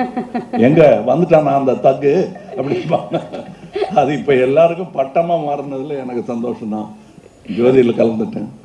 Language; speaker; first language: Tamil; native; Tamil